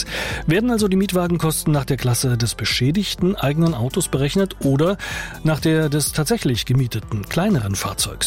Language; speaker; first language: German; native; German